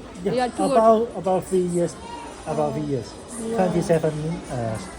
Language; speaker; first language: English; non-native, learner; Cantonese